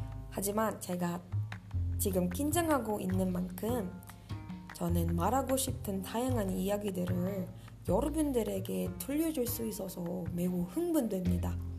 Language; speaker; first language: Korean; non-native, learner; Filipino